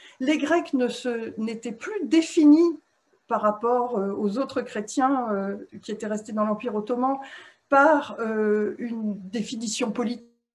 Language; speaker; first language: French; native; French